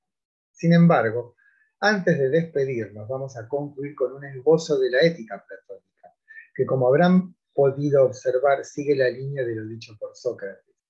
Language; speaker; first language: Spanish; native; Spanish